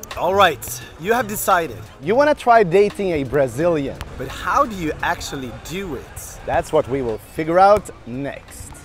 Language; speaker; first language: English; non-native, fluent; Swedish